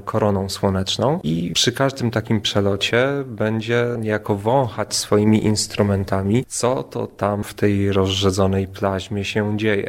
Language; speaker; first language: Polish; native; Polish